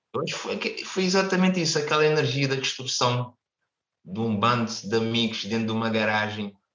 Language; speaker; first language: Portuguese; non-native, local second language; Kabuverdianu